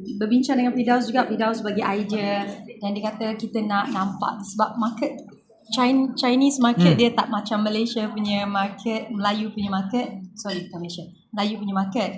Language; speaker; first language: Malay; native; Malay